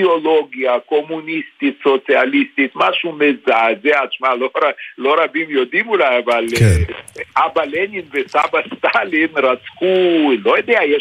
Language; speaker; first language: Hebrew; non-native, fluent; Lithuanian